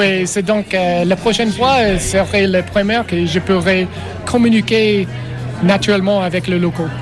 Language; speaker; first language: French; non-native, fluent; English